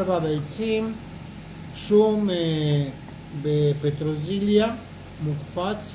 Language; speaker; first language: Hebrew; non-native, fluent; Spanish